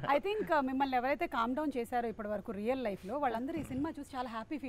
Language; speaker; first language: Telugu; native; Telugu